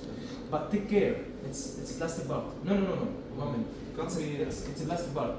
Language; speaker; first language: English; non-native, learner; Arabic